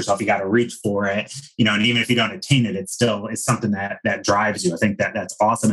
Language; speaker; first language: English; native; English